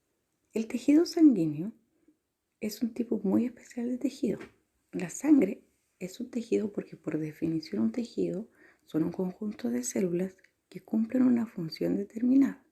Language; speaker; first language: Spanish; native; Spanish